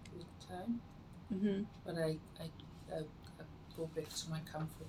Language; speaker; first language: English; non-native, local second language; Tswana